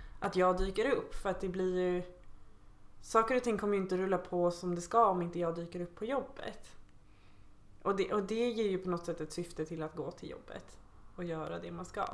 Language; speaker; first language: Swedish; native; Swedish